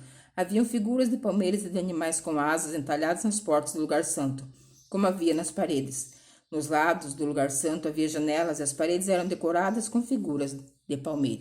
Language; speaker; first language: Portuguese; native; Portuguese